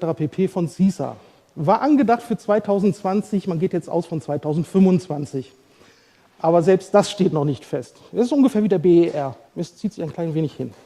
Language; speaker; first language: German; native; German